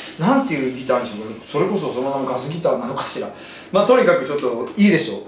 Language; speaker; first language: Japanese; native; Japanese